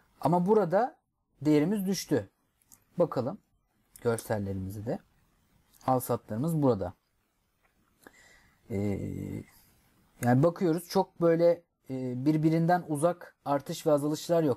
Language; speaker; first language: Turkish; native; Turkish